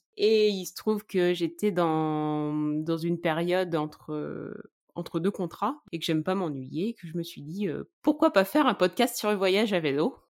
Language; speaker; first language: French; native; French